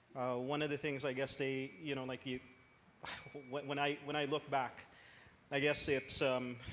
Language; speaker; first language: English; non-native, local second language; Filipino